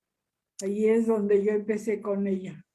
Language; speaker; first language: Spanish; early bilingual, other home language; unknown